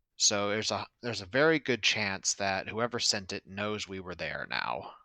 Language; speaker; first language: English; native; English